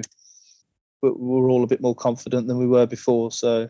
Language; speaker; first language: English; native; English